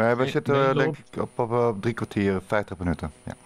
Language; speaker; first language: Dutch; native; Dutch